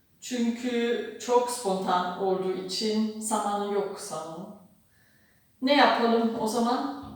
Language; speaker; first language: Turkish; non-native, learner; German